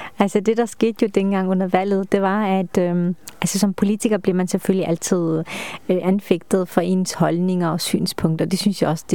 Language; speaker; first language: Danish; early bilingual, other home language; Turkish